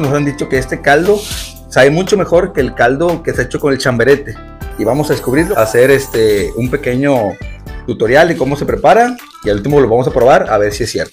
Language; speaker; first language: Spanish; native; Spanish